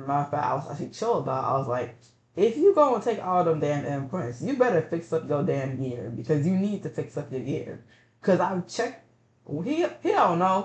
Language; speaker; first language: English; native; English